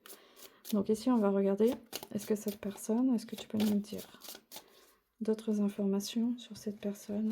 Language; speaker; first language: French; native; French